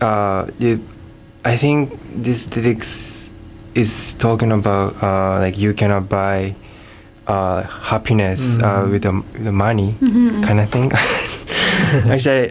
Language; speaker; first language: English; non-native, learner; Japanese